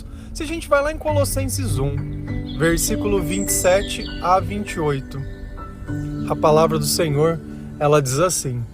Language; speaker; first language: Portuguese; native; Portuguese